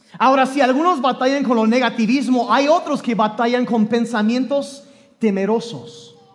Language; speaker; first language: Spanish; non-native, fluent; English